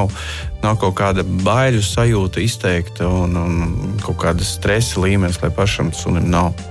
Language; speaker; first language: Latvian; native; Latvian